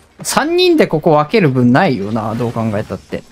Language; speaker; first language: Japanese; native; Japanese